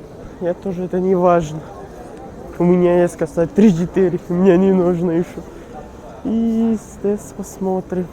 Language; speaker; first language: Russian; non-native, learner; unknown